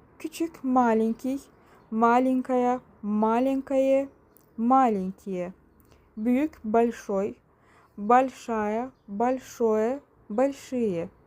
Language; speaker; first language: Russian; non-native, fluent; Turkish